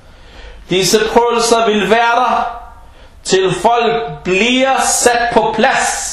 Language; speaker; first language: Danish; non-native, local second language; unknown